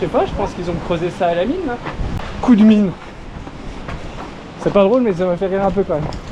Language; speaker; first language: French; native; French